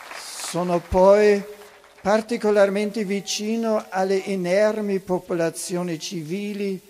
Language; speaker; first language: Italian; non-native, fluent; German